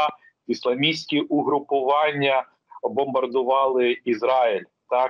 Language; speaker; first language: Ukrainian; native; Ukrainian